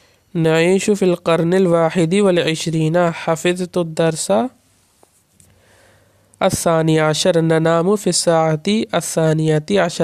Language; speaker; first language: Arabic; non-native, fluent; Urdu